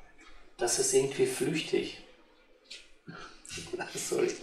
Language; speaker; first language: German; non-native, fluent; Russian